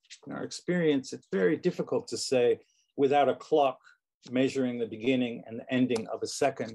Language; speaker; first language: English; native; English